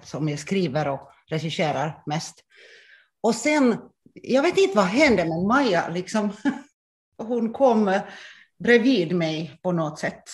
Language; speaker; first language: Swedish; non-native, local second language; Finnish